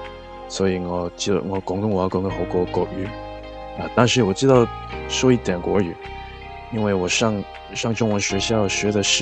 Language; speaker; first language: Chinese; non-native, learner; Cantonese